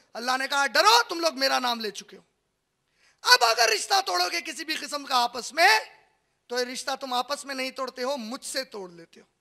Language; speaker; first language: Hindi; native; Hindi